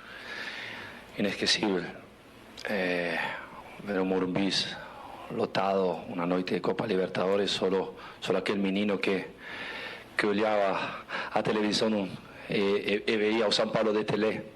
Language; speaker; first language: Portuguese; non-native, fluent; Spanish